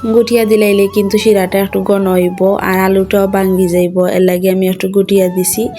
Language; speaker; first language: Bangla; non-native, local second language; Sylheti